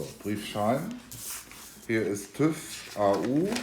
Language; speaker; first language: German; native; German